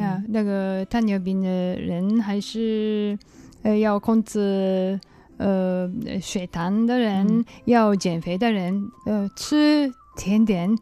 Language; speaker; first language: Chinese; non-native, learner; Japanese